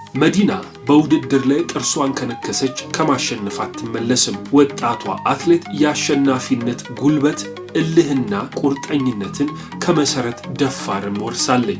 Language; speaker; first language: Amharic; native; Amharic